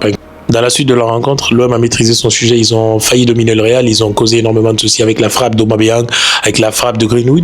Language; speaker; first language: French; native; French